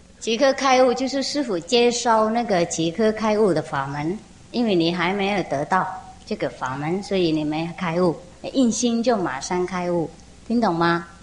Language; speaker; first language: Chinese; non-native, fluent; Vietnamese